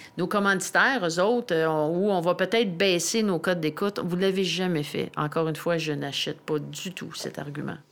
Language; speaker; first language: French; native; French